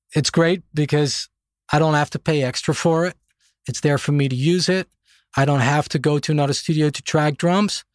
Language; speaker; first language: English; non-native, fluent; Dutch